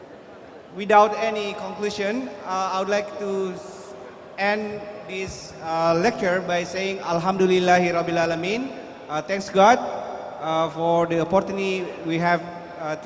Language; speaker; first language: English; non-native, fluent; Indonesian